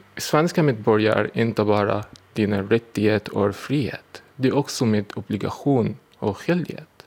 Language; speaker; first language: Swedish; non-native, fluent; Arabic